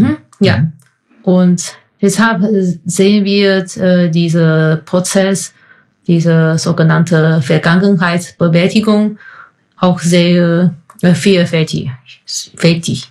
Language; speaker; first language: German; non-native, fluent; Chinese